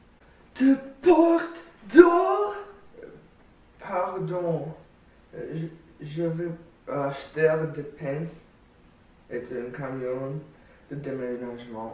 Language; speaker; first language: French; non-native, learner; English